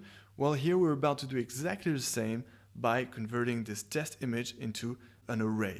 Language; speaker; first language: English; non-native, fluent; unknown